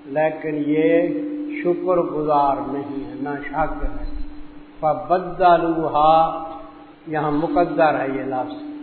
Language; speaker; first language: Urdu; non-native, local second language; Punjabi